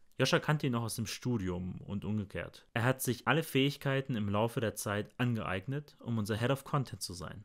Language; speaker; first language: German; early bilingual, other home language; Bosnian